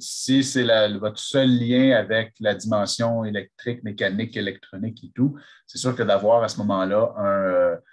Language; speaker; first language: French; native; French